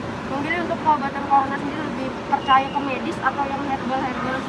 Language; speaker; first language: Indonesian; native; Indonesian